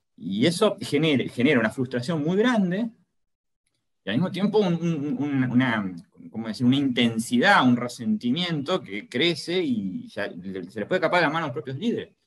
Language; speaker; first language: Spanish; native; Spanish